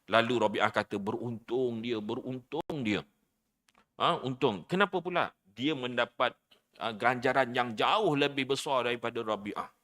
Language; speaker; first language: Malay; native; Malay